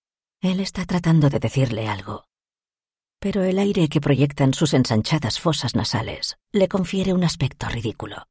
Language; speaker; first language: Spanish; native; Spanish